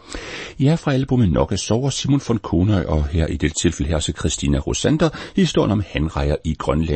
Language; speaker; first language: Danish; native; Danish